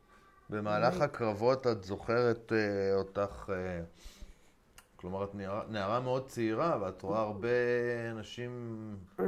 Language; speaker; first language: Hebrew; native; Hebrew